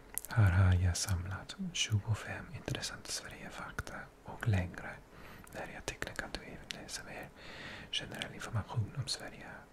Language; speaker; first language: Swedish; non-native, learner; Welsh